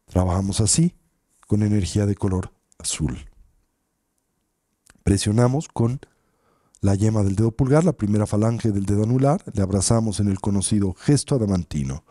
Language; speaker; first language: Spanish; native; Spanish